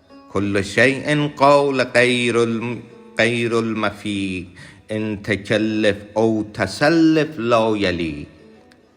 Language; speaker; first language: Persian; native; Persian